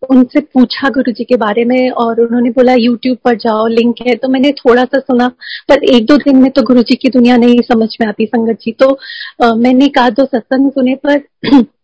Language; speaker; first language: Hindi; native; Hindi